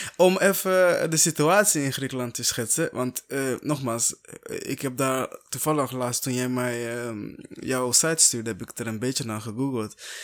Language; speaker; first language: Dutch; non-native, fluent; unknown